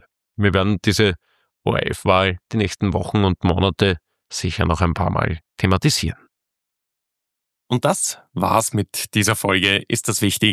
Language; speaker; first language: German; native; German